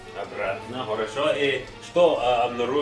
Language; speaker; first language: Russian; non-native, learner; English